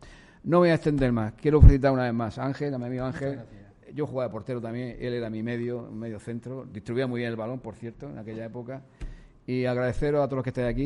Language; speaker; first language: Spanish; native; Spanish